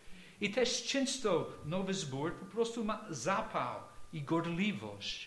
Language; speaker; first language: Polish; non-native, fluent; English